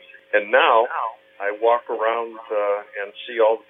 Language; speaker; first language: English; native; English